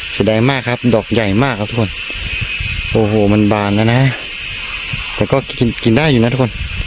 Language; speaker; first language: Thai; non-native, local second language; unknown